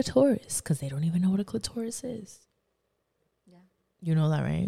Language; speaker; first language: English; non-native, fluent; Spanish